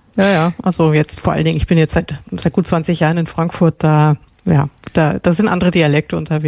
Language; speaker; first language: German; native; German